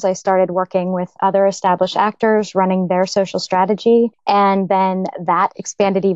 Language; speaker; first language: English; native; English